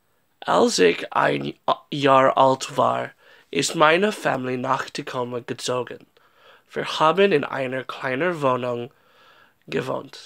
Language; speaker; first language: German; non-native, learner; English